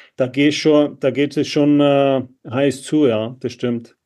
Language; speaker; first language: German; non-native, fluent; Czech